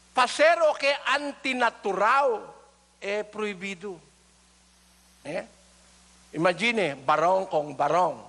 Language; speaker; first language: Portuguese; non-native, learner; Filipino